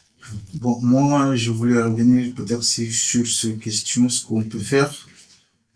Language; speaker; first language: French; non-native, fluent; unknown